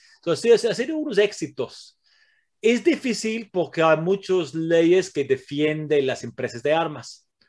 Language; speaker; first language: Spanish; non-native, fluent; English